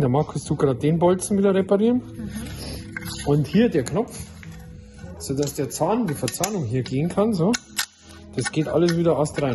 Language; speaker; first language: German; native; German